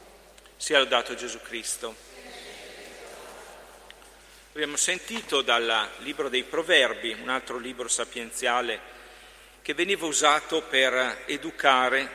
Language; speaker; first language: Italian; native; Italian